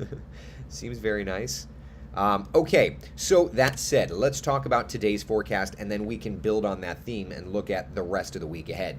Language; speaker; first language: English; native; English